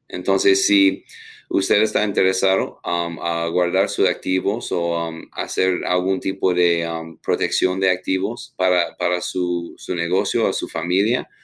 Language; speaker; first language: Spanish; non-native, fluent; English